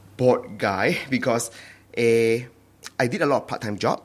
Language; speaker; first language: English; non-native, local second language; Chinese